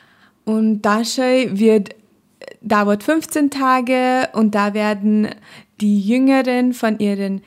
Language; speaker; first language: German; non-native, fluent; Nepali